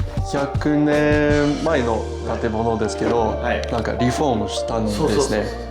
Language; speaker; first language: Japanese; non-native, learner; English